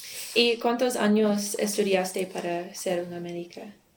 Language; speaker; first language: Spanish; non-native, learner; English